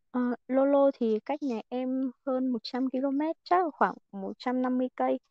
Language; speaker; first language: Vietnamese; non-native, local second language; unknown